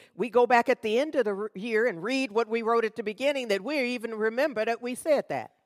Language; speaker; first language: English; native; English